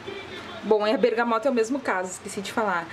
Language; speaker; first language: Portuguese; native; Portuguese